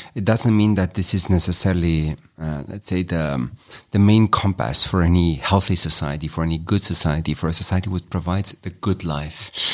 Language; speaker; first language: English; non-native, fluent; Romanian